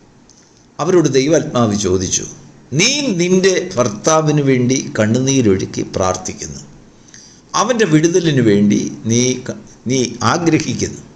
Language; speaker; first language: Malayalam; native; Malayalam